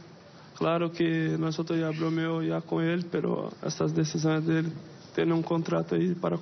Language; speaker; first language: Spanish; non-native, fluent; Portuguese